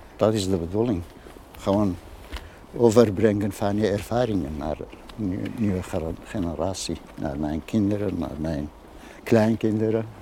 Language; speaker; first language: Dutch; non-native, fluent; Kurdish